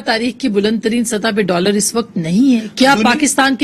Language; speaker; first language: Urdu; native; Urdu